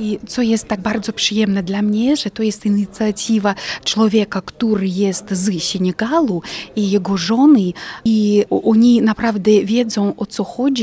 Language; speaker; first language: Polish; non-native, fluent; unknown